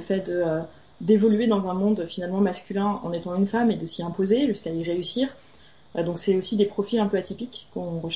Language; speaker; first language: French; native; French